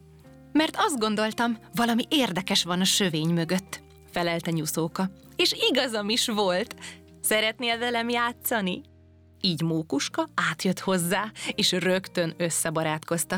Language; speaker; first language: Hungarian; native; Hungarian